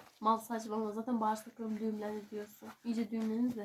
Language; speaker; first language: Turkish; native; Turkish